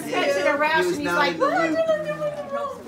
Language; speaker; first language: English; native; English